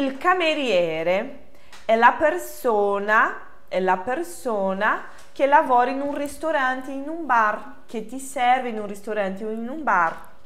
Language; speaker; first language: Italian; non-native, fluent; Portuguese